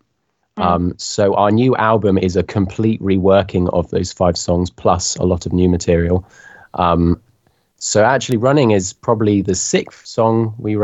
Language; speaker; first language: English; native; English